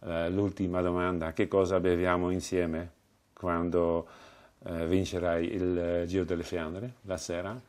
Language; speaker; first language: Italian; non-native, fluent; Dutch